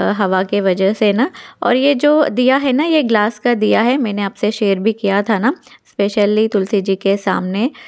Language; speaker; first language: Hindi; non-native, local second language; Telugu